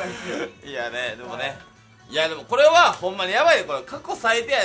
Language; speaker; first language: Japanese; native; Japanese